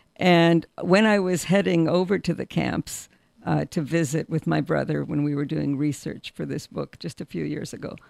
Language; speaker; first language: English; early bilingual, other home language; Russian